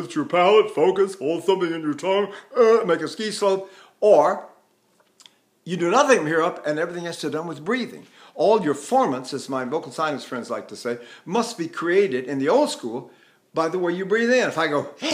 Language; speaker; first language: English; native; English